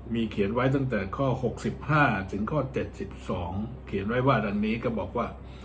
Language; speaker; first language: Thai; native; Thai